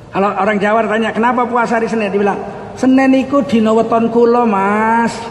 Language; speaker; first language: Indonesian; native; Indonesian